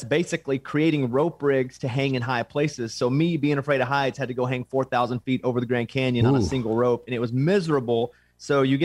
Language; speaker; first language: English; native; English